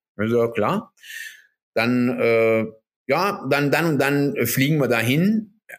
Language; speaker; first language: German; non-native, fluent; Persian